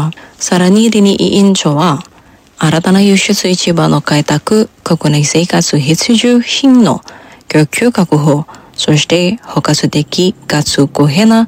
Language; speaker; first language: Japanese; non-native, fluent; Indonesian